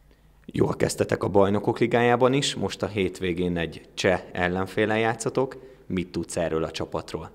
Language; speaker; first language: Hungarian; native; Hungarian